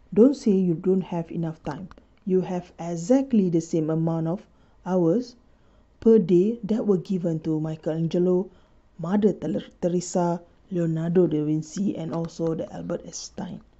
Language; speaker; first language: English; non-native, local second language; Malay